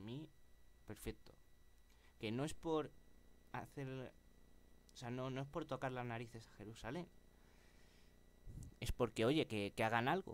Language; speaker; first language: Spanish; native; Spanish